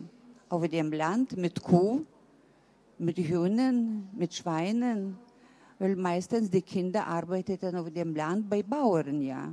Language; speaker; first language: German; early bilingual, heritage; German